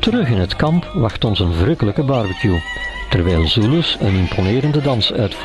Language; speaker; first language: Dutch; native; Dutch